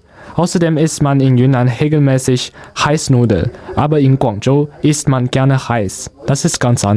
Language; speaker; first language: German; non-native, learner; Chinese